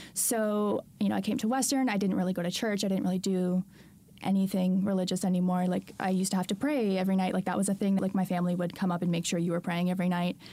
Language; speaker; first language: English; native; English